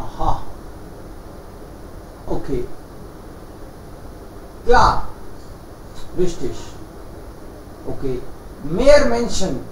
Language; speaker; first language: German; non-native, fluent; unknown